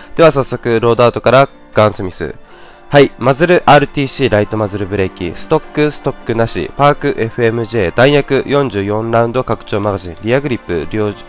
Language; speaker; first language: Japanese; native; Japanese